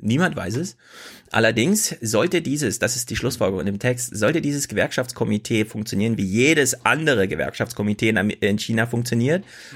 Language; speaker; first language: German; native; German